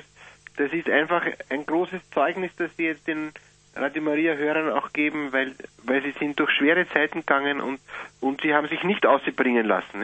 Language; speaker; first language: German; native; German